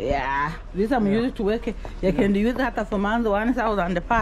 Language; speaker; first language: English; non-native, learner; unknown